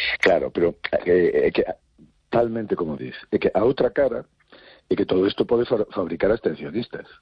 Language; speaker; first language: Galician; non-native, local second language; Spanish